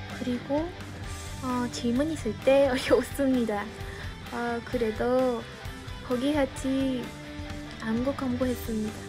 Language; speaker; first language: Korean; non-native, learner; Spanish